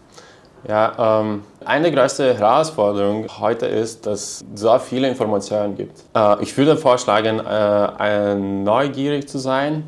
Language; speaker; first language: German; non-native, learner; Lithuanian